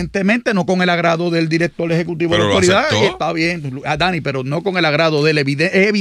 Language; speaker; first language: Spanish; native; Spanish